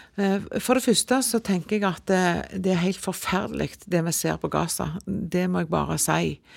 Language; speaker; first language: Norwegian; native; Norwegian